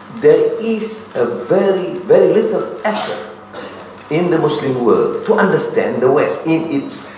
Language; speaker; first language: English; non-native, local second language; Malay